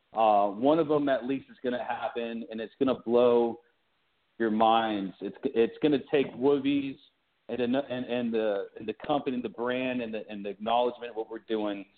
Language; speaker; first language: English; native; English